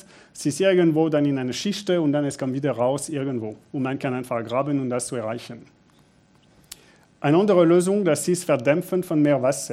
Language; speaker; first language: German; non-native, fluent; French